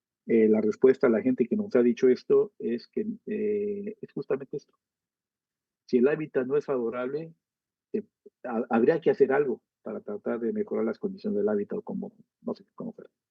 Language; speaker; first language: Spanish; native; Spanish